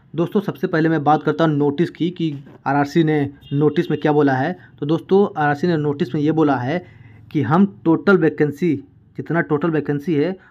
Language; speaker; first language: Hindi; native; Hindi